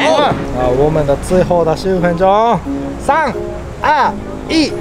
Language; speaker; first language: Chinese; non-native, fluent; Japanese